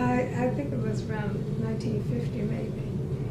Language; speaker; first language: English; native; English